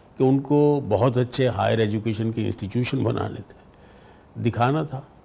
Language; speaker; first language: Hindi; native; Hindi